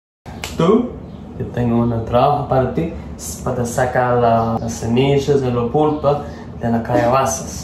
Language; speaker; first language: Spanish; non-native, learner; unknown